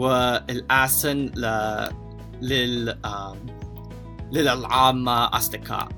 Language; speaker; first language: Arabic; non-native, learner; English